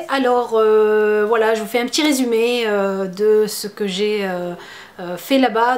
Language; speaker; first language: French; native; French